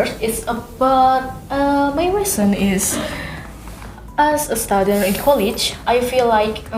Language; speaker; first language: English; non-native, learner; Indonesian